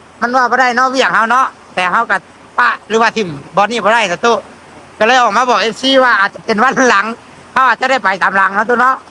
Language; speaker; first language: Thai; non-native, local second language; Lao